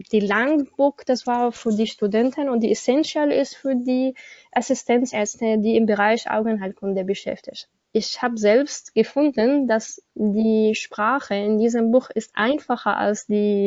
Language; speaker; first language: German; non-native, learner; Arabic